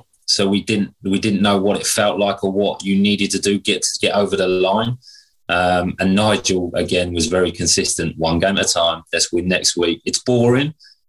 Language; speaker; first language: English; native; English